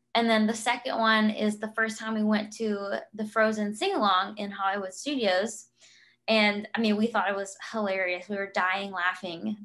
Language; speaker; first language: English; native; English